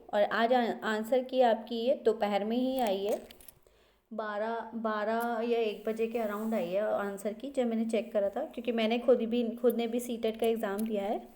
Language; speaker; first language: Hindi; native; Hindi